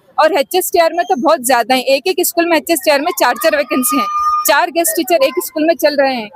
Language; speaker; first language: Urdu; native; Urdu